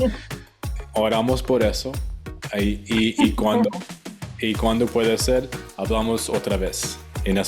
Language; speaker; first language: Spanish; non-native, learner; English